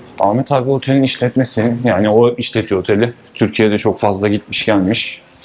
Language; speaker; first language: Turkish; native; Turkish